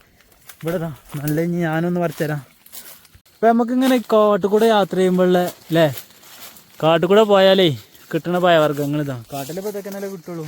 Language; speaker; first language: Malayalam; native; Malayalam